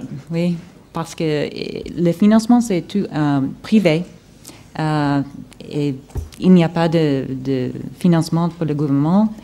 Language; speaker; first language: French; non-native, fluent; English